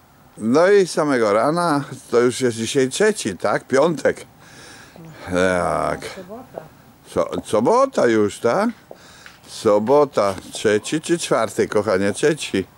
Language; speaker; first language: Polish; native; Polish